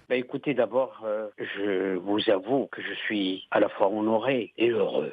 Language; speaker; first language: French; non-native, local second language; Arabic